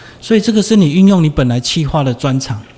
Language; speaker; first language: Chinese; native; Chinese